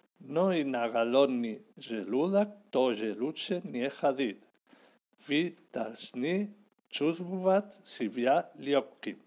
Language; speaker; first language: Russian; non-native, learner; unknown